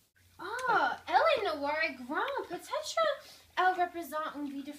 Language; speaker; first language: French; non-native, learner; English